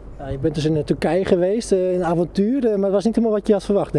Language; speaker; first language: Dutch; native; Dutch